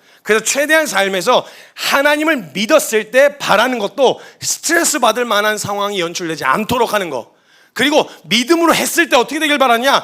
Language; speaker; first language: Korean; native; Korean